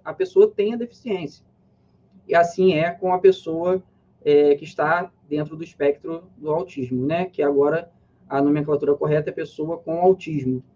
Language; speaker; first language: Portuguese; native; Portuguese